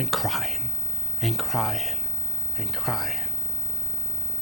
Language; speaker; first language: English; non-native, fluent; Spanish